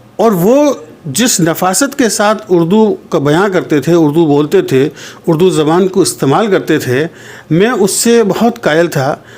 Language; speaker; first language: Hindi; native; Hindi